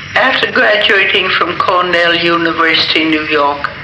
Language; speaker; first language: English; native; English